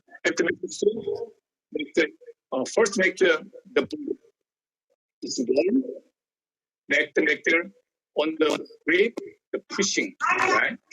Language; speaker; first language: English; non-native, learner; Korean